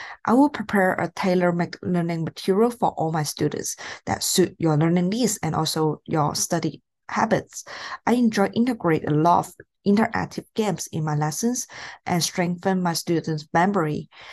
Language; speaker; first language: English; non-native, local second language; Cantonese